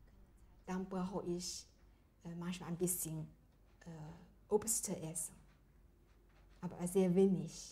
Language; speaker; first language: German; non-native, learner; Chinese